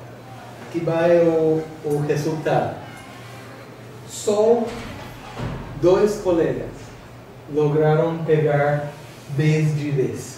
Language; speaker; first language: Spanish; non-native, fluent; English